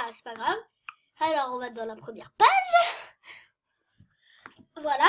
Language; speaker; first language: French; native; French